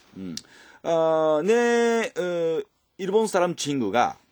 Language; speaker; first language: Korean; non-native, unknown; Japanese